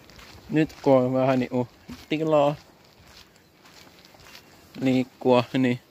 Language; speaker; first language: Finnish; native; Finnish